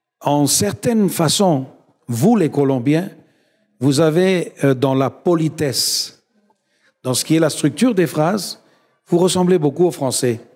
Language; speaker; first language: French; non-native, fluent; Spanish